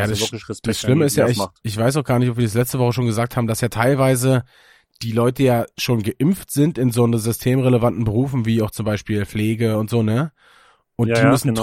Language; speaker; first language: German; native; German